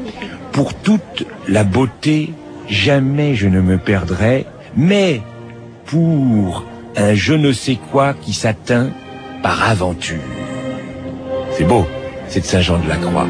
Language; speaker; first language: French; native; French